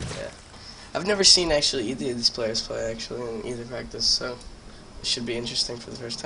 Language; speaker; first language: English; native; English